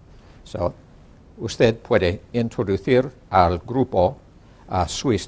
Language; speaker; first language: Spanish; non-native, learner; English